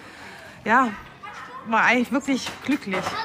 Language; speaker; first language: German; native; German